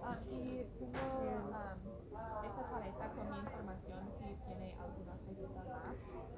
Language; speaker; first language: Spanish; non-native, learner; English